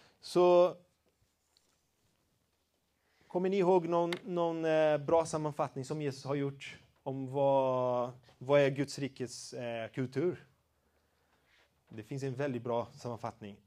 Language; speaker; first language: Swedish; non-native, fluent; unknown